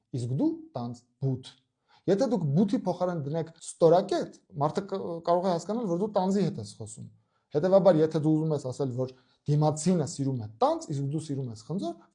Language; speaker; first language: Armenian; native; Armenian